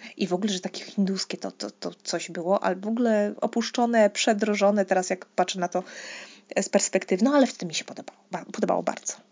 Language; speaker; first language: Polish; native; Polish